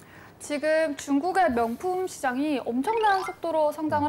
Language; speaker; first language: Korean; native; Korean